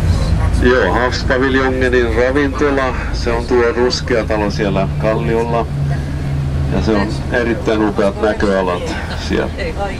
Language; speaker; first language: Finnish; non-native, local second language; Swedish